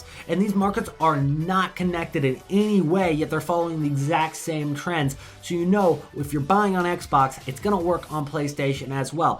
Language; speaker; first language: English; native; English